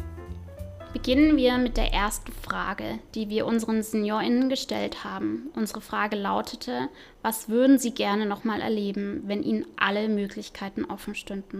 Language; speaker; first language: German; native; German